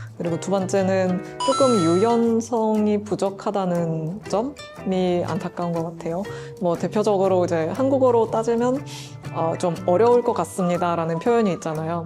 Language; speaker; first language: Korean; early bilingual, heritage; Russian